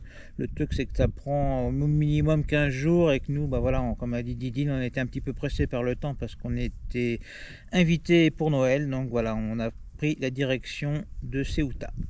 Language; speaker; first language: French; native; French